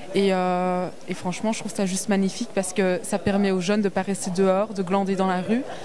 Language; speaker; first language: French; early bilingual, other home language; Arabic